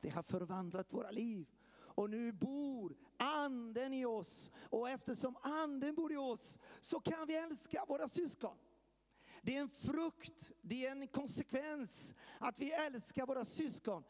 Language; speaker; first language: Swedish; early bilingual, heritage; Swedish